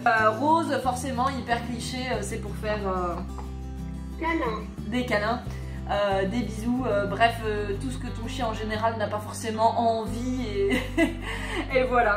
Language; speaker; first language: French; native; French